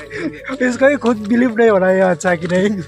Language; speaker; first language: Hindi; non-native, local second language; Nepali